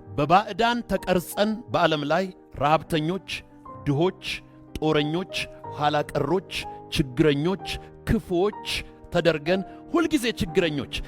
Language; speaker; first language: Amharic; non-native, local second language; Oromo